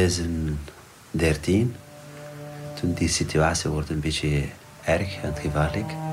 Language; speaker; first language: Dutch; non-native, learner; Arabic